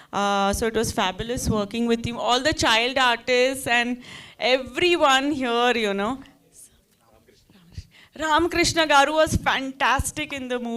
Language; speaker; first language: Telugu; non-native, fluent; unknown